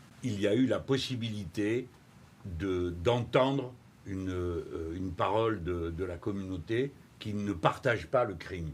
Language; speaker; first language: French; native; French